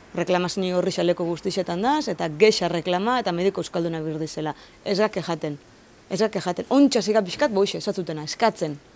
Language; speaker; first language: Basque; native; Basque